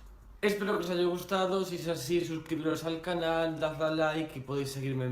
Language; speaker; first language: Spanish; native; Spanish